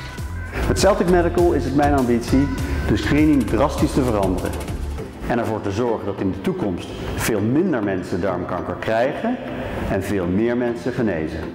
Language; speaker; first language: Dutch; native; Dutch